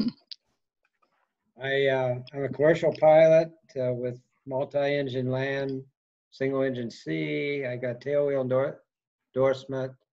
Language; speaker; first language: English; native; English